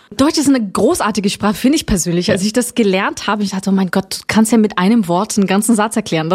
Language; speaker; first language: German; non-native, fluent; Portuguese